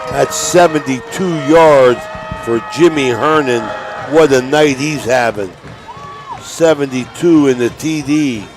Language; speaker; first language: English; native; English